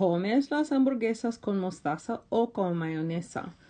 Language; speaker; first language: Spanish; non-native, fluent; English